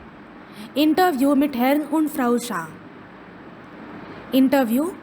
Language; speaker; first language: German; non-native, fluent; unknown